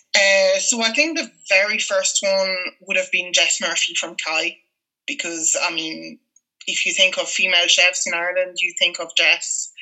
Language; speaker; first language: English; non-native, fluent; French